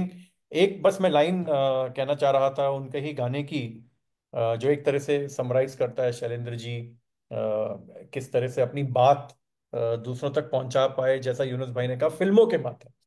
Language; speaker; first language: Hindi; native; Hindi